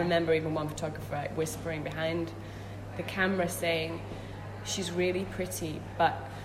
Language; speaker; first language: English; native; English